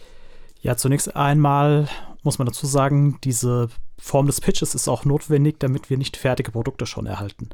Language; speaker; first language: German; native; German